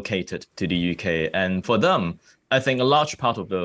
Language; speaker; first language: English; non-native, local second language; Cantonese